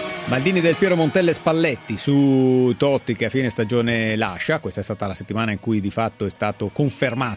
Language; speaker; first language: Italian; native; Italian